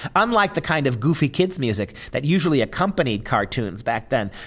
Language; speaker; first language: English; native; English